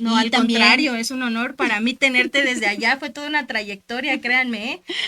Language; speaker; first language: Spanish; native; Spanish